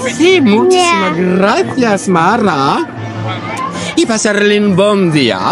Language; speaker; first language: Spanish; non-native, learner; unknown